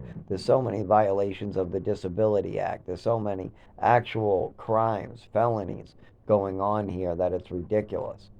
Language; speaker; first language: English; native; English